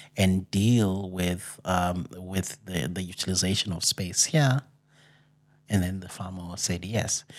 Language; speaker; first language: English; non-native, local second language; Xhosa